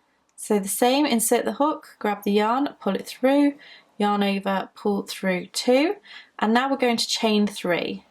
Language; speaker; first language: English; native; English